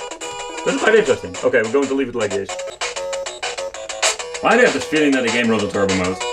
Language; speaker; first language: English; non-native, fluent; Dutch